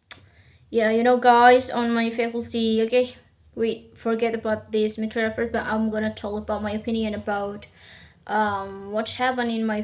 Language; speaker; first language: English; non-native, learner; Indonesian